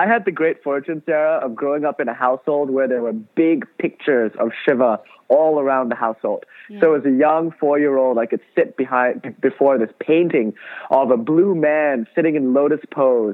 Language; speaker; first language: English; non-native, local second language; Tamil